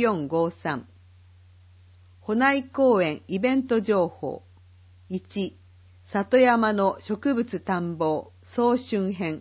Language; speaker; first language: Japanese; native; Japanese